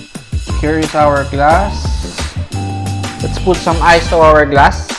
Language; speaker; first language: English; non-native, local second language; Filipino